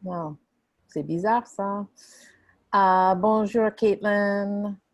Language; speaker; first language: French; non-native, fluent; English